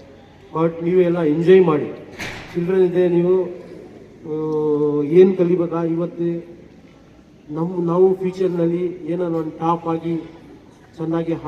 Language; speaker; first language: Kannada; non-native, local second language; Urdu